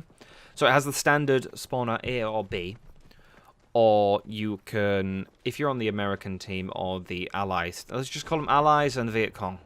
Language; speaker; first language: English; native; English